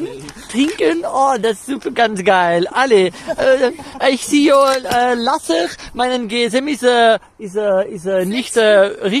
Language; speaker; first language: German; non-native, learner; Dutch